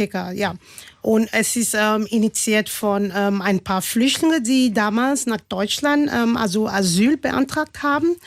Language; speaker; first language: German; non-native, fluent; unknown